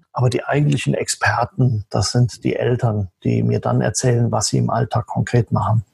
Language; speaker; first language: German; native; German